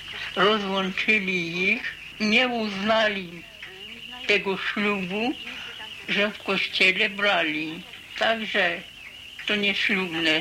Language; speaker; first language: Polish; early bilingual, heritage; Polish